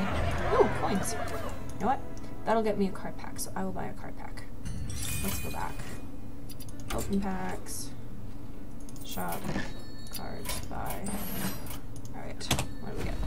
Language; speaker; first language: English; native; English